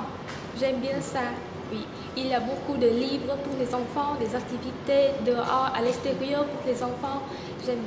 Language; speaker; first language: French; non-native, learner; Vietnamese